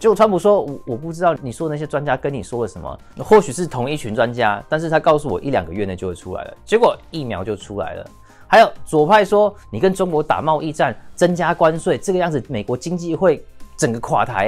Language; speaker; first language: Chinese; native; Chinese